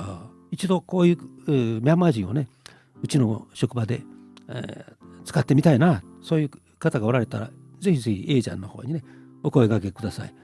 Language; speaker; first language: Japanese; native; Japanese